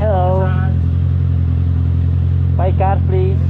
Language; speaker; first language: English; non-native, learner; Czech